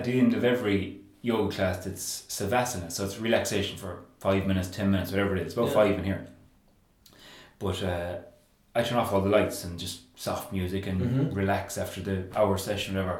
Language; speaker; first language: English; native; English